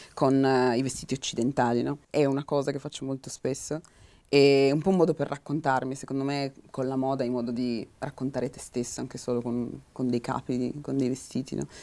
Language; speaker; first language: Italian; early bilingual, other home language; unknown